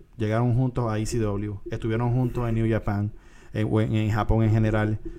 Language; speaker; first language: Spanish; native; Spanish